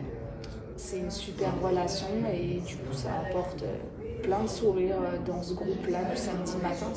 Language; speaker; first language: French; native; French